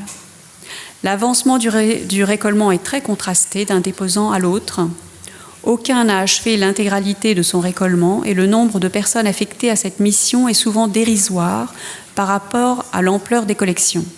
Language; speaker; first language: French; native; French